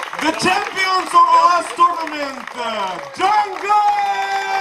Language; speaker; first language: English; non-native, learner; Russian